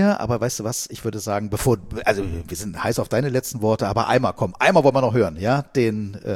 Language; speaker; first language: German; native; German